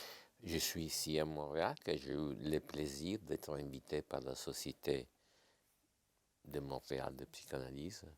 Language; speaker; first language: French; non-native, fluent; Italian